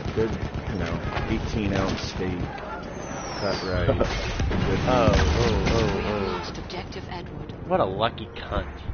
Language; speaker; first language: English; native; English